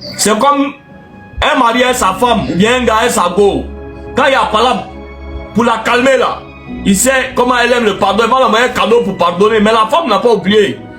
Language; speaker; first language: French; non-native, local second language; Arabic